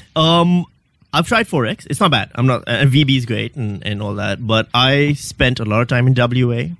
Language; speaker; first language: English; non-native, local second language; Urdu